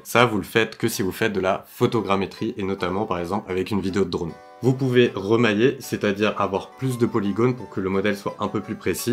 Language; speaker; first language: French; native; French